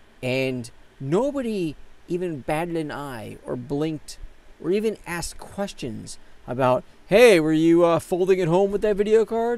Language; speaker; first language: English; native; English